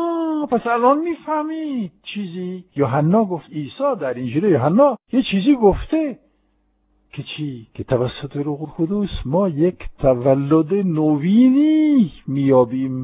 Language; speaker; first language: Persian; non-native, fluent; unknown